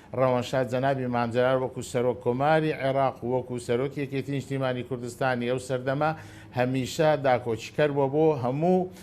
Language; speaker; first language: Central Kurdish; non-native, local second language; Azerbaijani